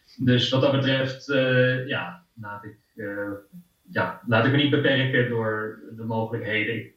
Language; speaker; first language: Dutch; native; Dutch